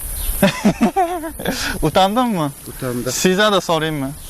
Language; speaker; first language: Turkish; non-native, fluent; Japanese